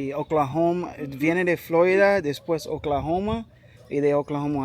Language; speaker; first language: Spanish; non-native, learner; English